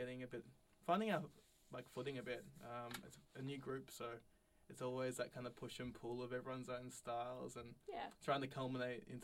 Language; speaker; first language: English; native; English